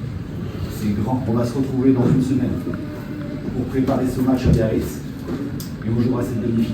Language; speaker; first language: French; native; French